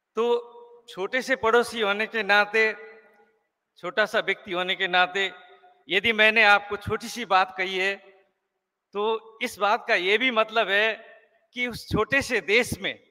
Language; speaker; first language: Hindi; non-native, fluent; Nepali